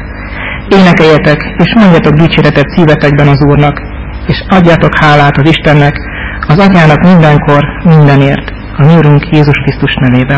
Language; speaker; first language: Hungarian; native; Hungarian